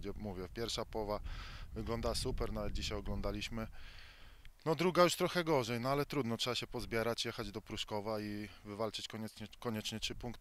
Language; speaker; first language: Polish; native; Polish